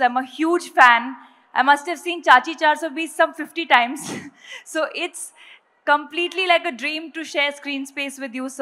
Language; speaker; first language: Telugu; non-native, local second language; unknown